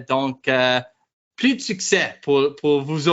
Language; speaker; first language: French; non-native, learner; English